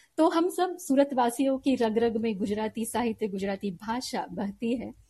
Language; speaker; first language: Hindi; non-native, local second language; Gujarati